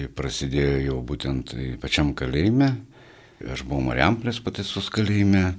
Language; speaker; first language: Lithuanian; native; Lithuanian